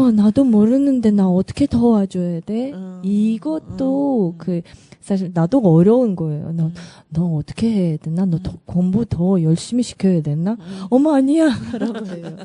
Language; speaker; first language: Korean; non-native, learner; Russian